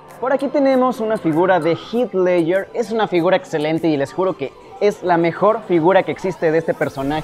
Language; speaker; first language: Spanish; native; Spanish